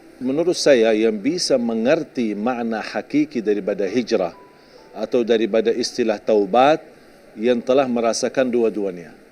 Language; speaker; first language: Indonesian; non-native, fluent; Arabic